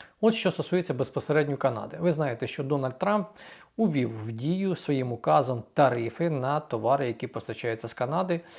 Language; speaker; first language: Ukrainian; native; Ukrainian